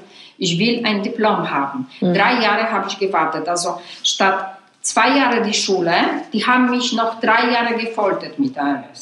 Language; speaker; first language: German; non-native, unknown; Polish